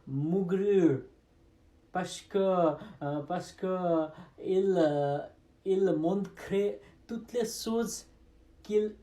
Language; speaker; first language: French; non-native, learner; Nepali